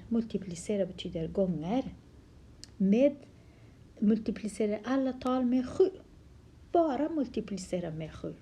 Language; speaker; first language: Swedish; non-native, fluent; Central Kurdish